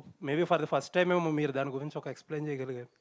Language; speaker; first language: Telugu; native; Telugu